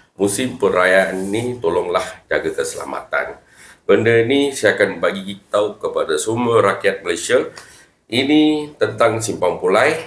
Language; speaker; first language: Malay; non-native, local second language; Tamil